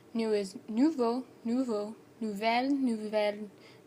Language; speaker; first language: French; non-native, learner; English